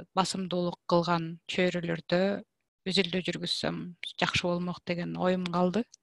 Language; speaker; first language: Kyrgyz; native; Kyrgyz